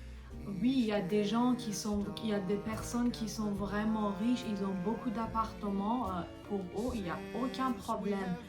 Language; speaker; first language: French; non-native, fluent; Persian